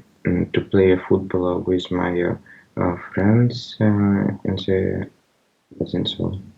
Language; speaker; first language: English; non-native, learner; Russian